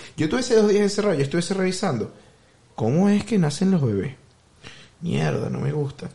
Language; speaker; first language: Spanish; native; Spanish